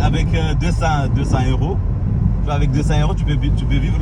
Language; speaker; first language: French; non-native, local second language; Comorian